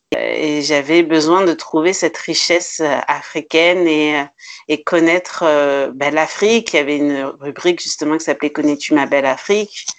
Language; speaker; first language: French; native; French